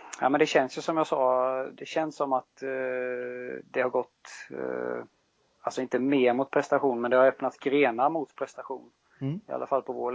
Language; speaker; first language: Swedish; native; Swedish